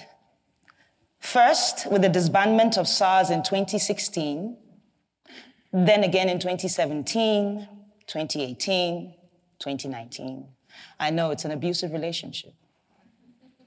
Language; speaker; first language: English; non-native, local second language; Igbo